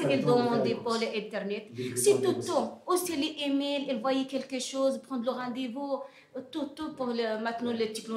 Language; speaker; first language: French; non-native, learner; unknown